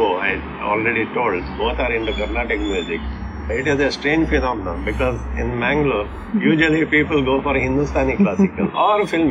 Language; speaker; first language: English; non-native, local second language; Konkani